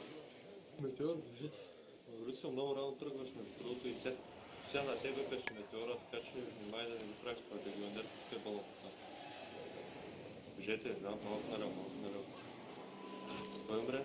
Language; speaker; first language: Bulgarian; native; Bulgarian